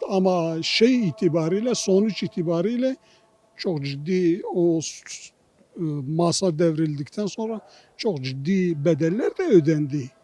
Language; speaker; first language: Turkish; non-native, local second language; Kurdish